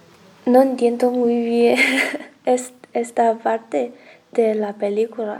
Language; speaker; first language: Spanish; non-native, learner; Chinese